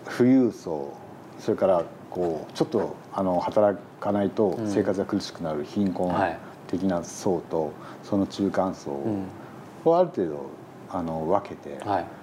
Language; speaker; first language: Japanese; native; Japanese